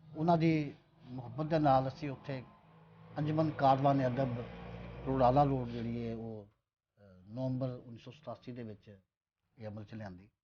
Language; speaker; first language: Punjabi; native; Punjabi